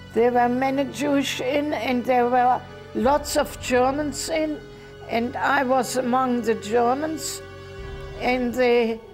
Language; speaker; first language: English; non-native, learner; German